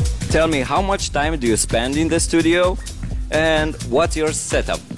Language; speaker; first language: English; non-native, fluent; Romanian